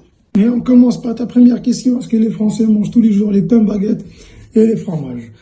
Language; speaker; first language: French; non-native, local second language; Arabic